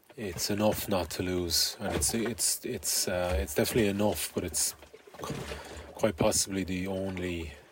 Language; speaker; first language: English; native; English